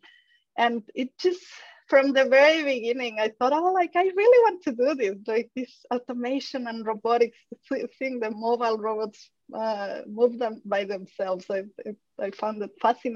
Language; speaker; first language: English; non-native, fluent; Spanish